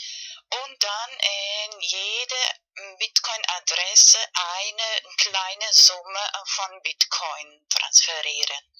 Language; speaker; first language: German; non-native, fluent; Spanish